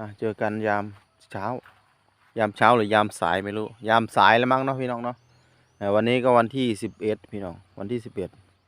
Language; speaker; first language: Thai; non-native, local second language; Northeastern Thai